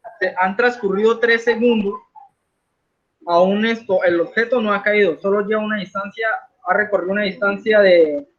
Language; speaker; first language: Spanish; native; Spanish